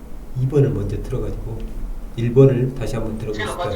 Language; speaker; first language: Korean; native; Korean